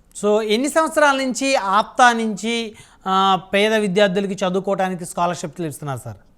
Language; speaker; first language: Telugu; native; Telugu